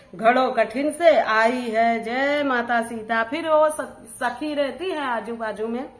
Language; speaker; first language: Hindi; native; Hindi